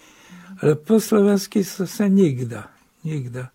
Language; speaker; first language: Slovak; non-native, local second language; Hungarian